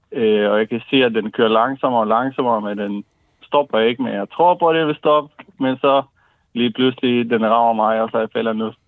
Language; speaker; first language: Danish; non-native, fluent; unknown